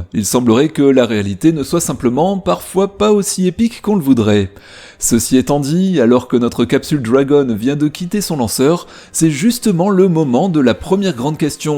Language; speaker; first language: French; native; French